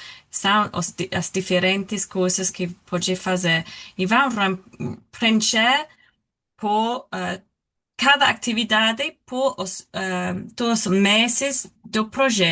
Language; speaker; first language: Portuguese; non-native, learner; English